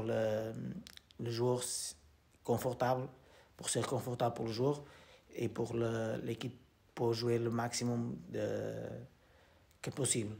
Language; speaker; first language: French; non-native, learner; Portuguese